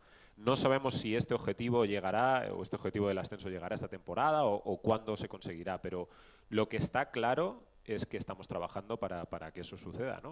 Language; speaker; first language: Spanish; native; Spanish